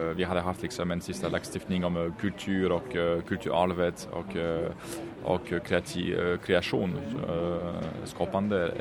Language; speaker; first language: Swedish; non-native, fluent; French